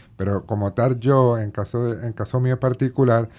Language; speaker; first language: Spanish; native; Spanish